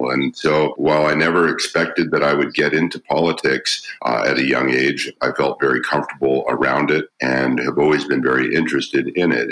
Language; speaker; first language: English; native; English